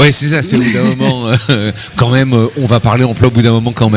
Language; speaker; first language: French; native; French